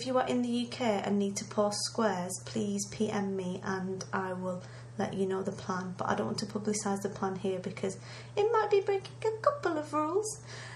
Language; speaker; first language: English; native; English